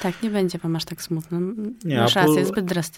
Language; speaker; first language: Polish; native; Polish